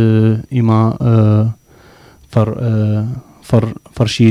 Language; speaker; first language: German; non-native, learner; Arabic